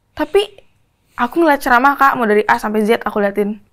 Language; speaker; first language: Indonesian; native; Indonesian